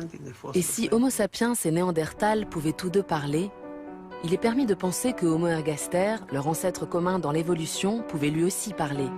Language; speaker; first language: French; native; French